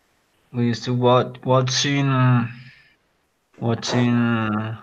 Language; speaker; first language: English; non-native, learner; Spanish